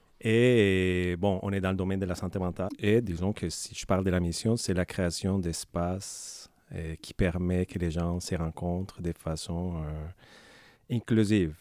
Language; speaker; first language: French; non-native, fluent; Spanish